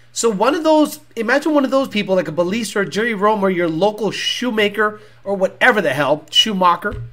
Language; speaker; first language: English; native; English